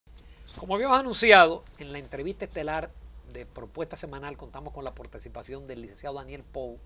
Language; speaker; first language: Spanish; native; Spanish